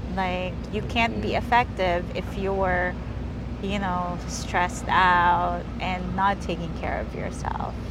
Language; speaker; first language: English; early bilingual, other home language; Filipino